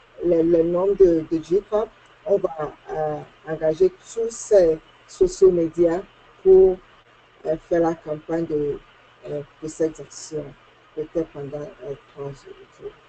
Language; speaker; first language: French; non-native, fluent; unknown